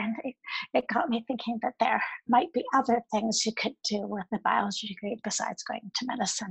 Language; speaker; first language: English; native; English